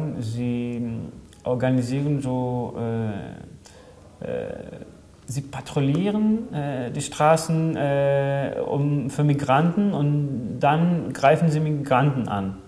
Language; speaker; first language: German; non-native, fluent; Greek